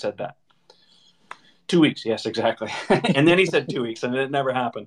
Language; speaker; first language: English; native; English